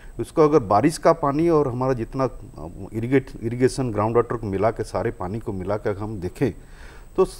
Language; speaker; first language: Hindi; non-native, local second language; Odia